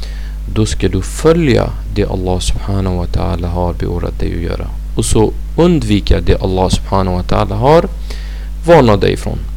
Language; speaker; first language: Swedish; non-native, fluent; Arabic